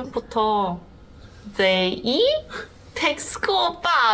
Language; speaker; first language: Korean; non-native, learner; Chinese